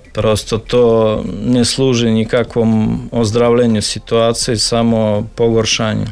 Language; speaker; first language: Serbian; non-native, fluent; Russian